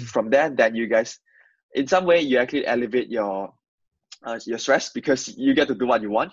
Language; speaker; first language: English; non-native, local second language; Chinese